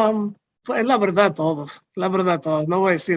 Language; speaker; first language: Spanish; non-native, fluent; English